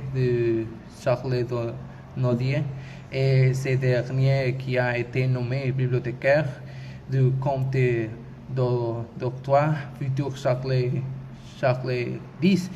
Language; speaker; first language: French; non-native, learner; Spanish